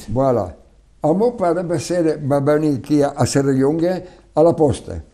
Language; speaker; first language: Catalan; non-native, local second language; French